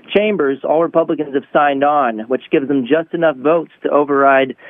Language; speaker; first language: English; native; English